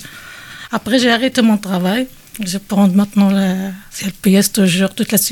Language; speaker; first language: French; non-native, learner; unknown